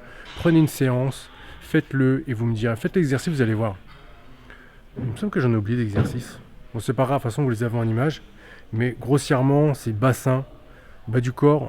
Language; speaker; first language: French; native; French